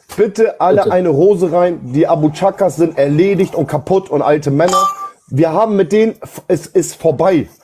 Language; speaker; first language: German; early bilingual, other home language; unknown